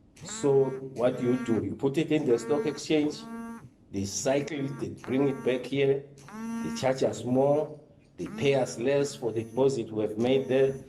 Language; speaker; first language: English; non-native, local second language; Swati